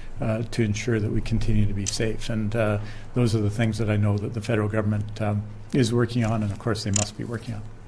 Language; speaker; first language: English; native; English